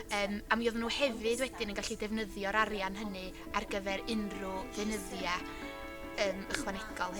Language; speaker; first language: Welsh; native; Welsh